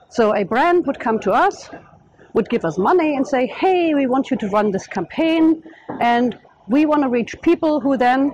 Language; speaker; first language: English; non-native, fluent; German